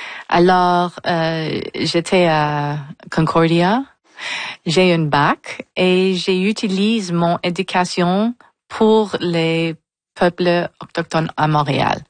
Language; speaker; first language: French; non-native, fluent; English